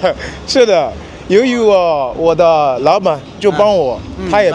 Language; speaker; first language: Chinese; non-native, learner; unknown